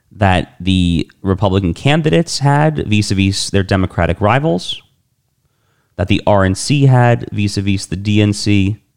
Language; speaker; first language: English; native; English